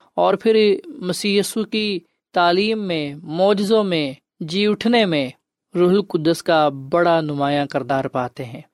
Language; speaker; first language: Urdu; non-native, local second language; Punjabi